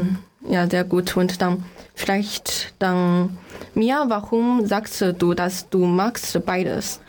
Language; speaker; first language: German; non-native, learner; Chinese